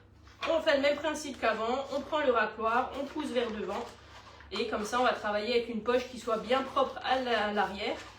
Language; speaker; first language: French; native; French